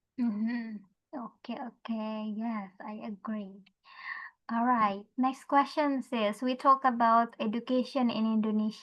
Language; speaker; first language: English; non-native, fluent; Indonesian